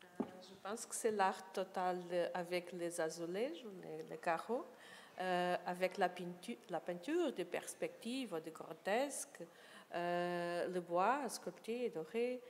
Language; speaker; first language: French; non-native, learner; Portuguese